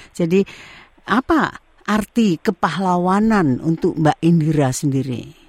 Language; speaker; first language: Indonesian; native; Indonesian